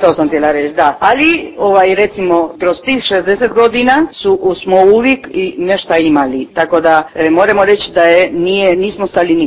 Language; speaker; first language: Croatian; early bilingual, heritage; Croatian